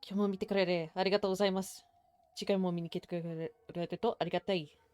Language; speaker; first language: Japanese; non-native, learner; English